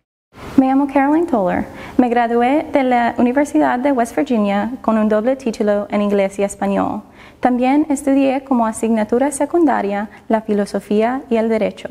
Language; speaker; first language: Spanish; non-native, fluent; English